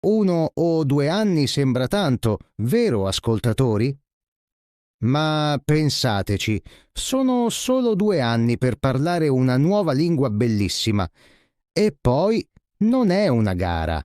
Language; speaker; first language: Italian; non-native, fluent; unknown